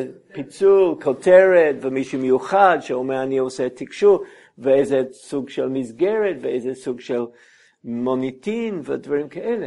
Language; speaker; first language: Hebrew; non-native, fluent; English